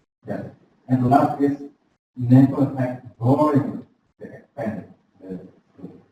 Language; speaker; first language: English; non-native, learner; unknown